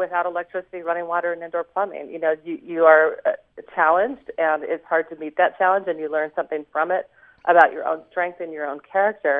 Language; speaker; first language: English; native; English